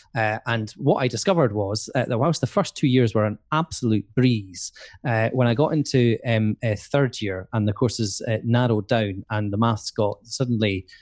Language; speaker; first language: English; native; English